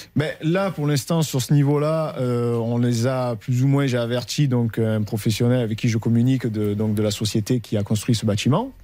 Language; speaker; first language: French; native; French